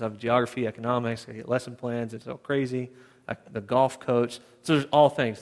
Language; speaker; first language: English; native; English